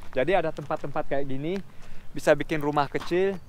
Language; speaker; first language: Indonesian; non-native, fluent; German